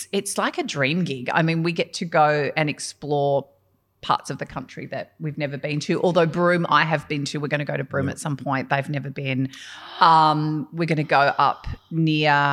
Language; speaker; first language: English; native; English